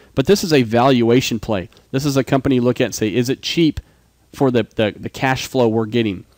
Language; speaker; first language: English; native; English